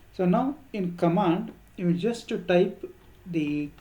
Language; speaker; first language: English; non-native, local second language; Kannada